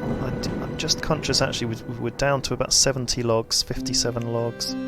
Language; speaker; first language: English; native; English